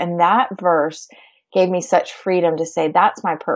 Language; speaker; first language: English; native; English